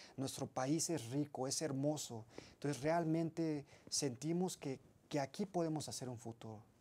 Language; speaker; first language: Spanish; early bilingual, heritage; Spanish